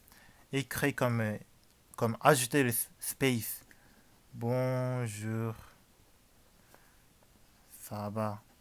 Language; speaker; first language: French; non-native, learner; Japanese